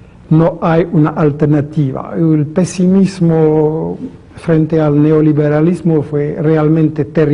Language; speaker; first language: Spanish; non-native, fluent; French